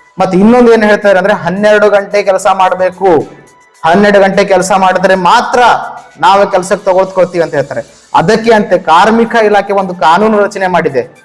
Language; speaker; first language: Kannada; native; Kannada